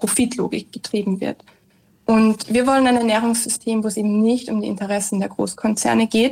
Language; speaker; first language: German; native; German